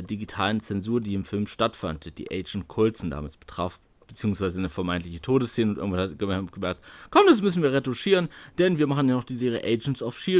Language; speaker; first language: German; native; German